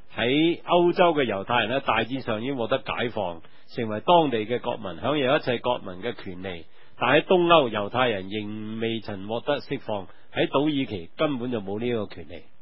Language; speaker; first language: Chinese; non-native, local second language; Cantonese